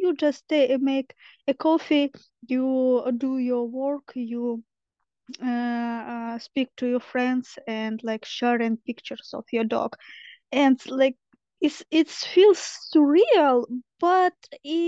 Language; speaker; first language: English; non-native, fluent; Ukrainian